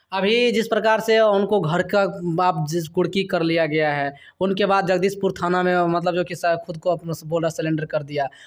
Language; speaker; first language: Hindi; native; Hindi